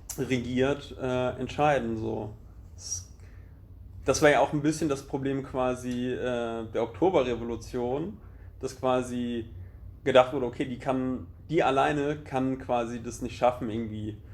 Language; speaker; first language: German; native; German